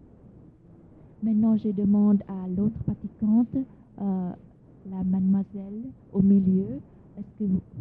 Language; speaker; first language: French; non-native, fluent; Vietnamese